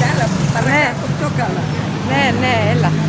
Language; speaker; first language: Greek; non-native, learner; Armenian